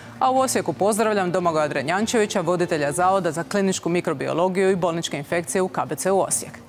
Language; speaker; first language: Croatian; native; Croatian